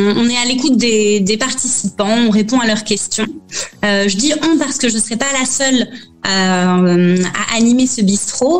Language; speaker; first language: French; native; French